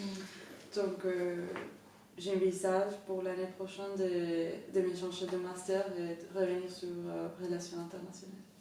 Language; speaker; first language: French; non-native, fluent; Spanish